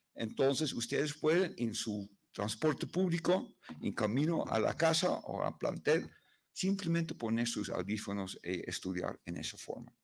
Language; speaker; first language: Spanish; non-native, fluent; Dutch